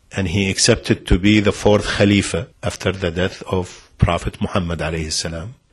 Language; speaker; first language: English; non-native, fluent; Arabic